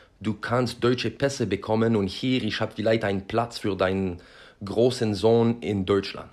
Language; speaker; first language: German; non-native, learner; French